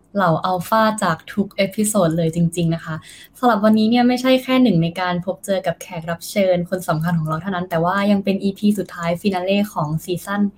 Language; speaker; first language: Thai; native; Thai